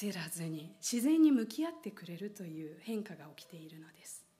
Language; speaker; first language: Japanese; non-native, fluent; Hungarian